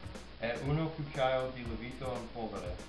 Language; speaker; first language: Italian; non-native, learner; English